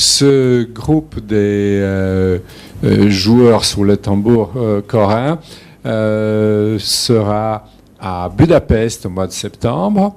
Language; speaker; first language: French; non-native, fluent; Serbian